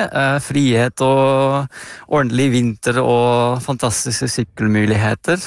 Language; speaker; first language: Norwegian; non-native, fluent; Dutch